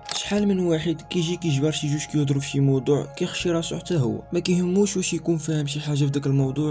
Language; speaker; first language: Arabic; native; Arabic